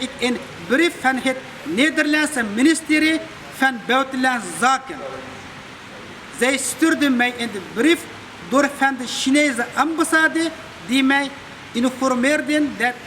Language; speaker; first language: Dutch; non-native, fluent; Uyghur